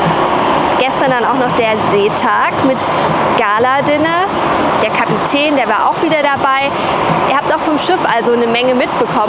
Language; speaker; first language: German; native; German